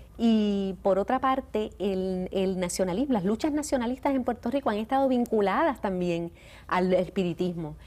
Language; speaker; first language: Spanish; native; Spanish